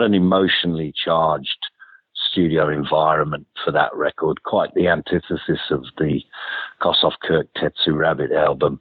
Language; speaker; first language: English; native; English